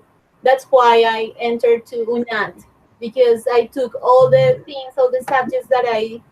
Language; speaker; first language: English; non-native, fluent; Spanish